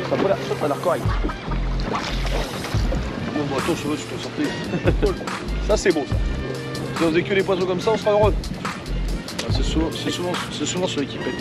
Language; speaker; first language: French; native; French